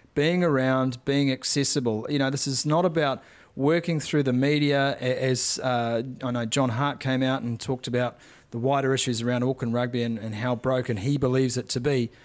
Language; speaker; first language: English; native; English